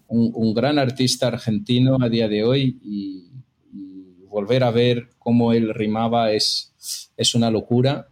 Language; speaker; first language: Spanish; non-native, fluent; Portuguese